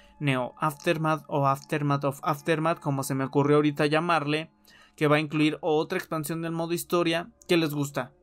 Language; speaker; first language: Spanish; native; Spanish